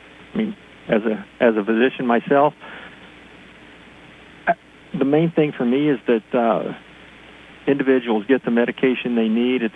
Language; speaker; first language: English; native; English